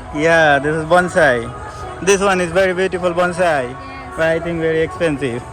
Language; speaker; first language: English; non-native, learner; Bangla